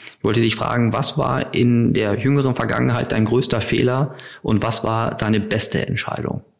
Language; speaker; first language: German; native; German